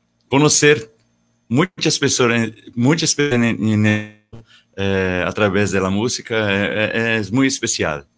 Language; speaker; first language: Spanish; non-native, learner; Portuguese